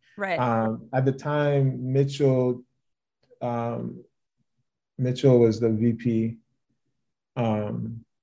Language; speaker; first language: English; non-native, local second language; Yoruba